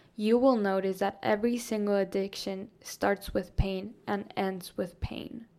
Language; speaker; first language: English; non-native, fluent; Spanish